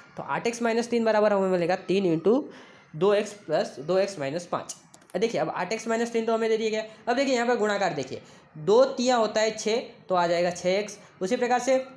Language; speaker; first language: Hindi; non-native, local second language; Gujarati